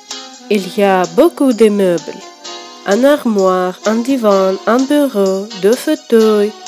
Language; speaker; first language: French; non-native, learner; Russian